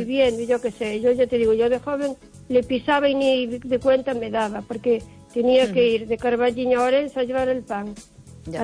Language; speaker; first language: Spanish; native; Spanish